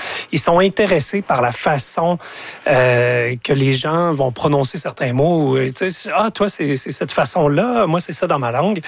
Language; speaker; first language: French; native; French